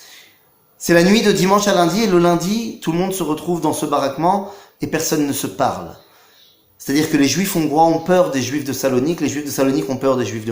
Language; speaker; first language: French; native; French